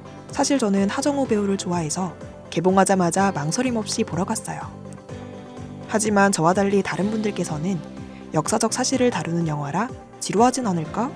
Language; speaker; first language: Korean; native; Korean